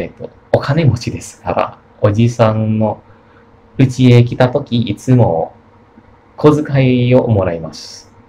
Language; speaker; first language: Japanese; non-native, learner; Indonesian